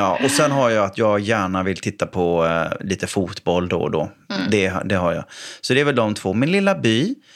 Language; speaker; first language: Swedish; native; Swedish